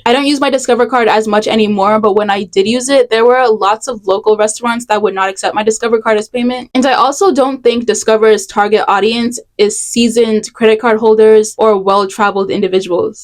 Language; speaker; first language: English; native; English